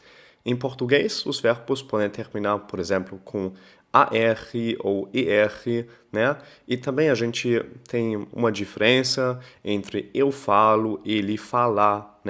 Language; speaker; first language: Portuguese; non-native, fluent; German